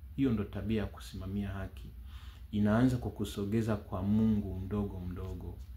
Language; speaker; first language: Swahili; native; Swahili